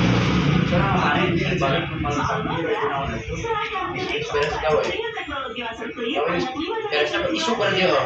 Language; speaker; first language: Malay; non-native, local second language; Sundanese